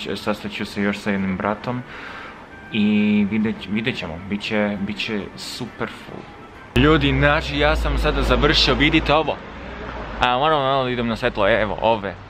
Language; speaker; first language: Serbian; early bilingual, heritage; Serbian